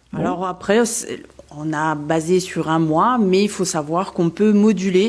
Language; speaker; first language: French; native; French